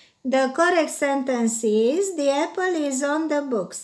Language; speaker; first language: English; non-native, fluent; Romanian